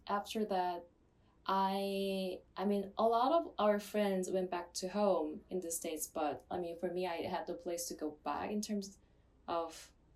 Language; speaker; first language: English; non-native, fluent; Korean